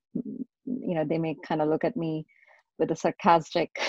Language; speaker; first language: English; non-native, local second language; Tamil